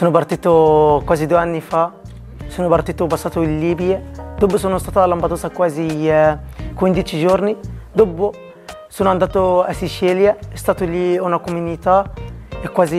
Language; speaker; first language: Italian; non-native, learner; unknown